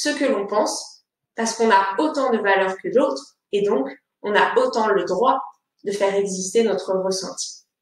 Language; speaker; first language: French; native; French